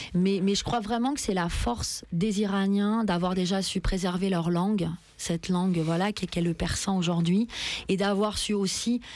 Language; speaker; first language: French; early bilingual, other home language; Persian